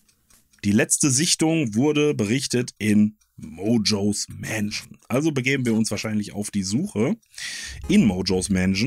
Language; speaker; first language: German; native; German